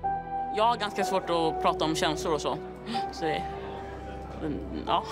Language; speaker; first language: Swedish; early bilingual, other home language; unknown